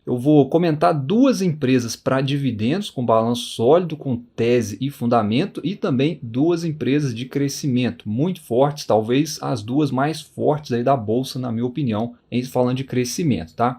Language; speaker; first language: Portuguese; native; Portuguese